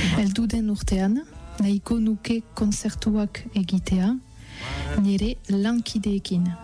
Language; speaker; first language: Basque; non-native, learner; French